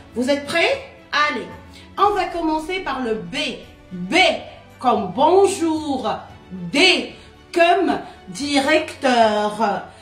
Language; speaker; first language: French; non-native, local second language; Arabic